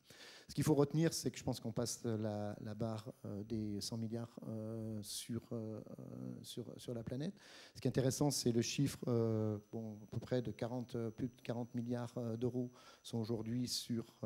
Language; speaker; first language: French; native; French